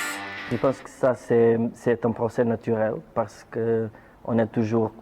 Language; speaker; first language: French; non-native, fluent; Portuguese